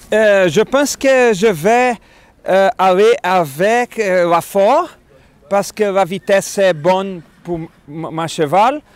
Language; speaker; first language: French; non-native, learner; Portuguese